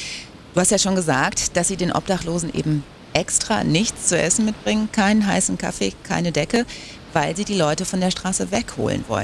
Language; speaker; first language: German; native; German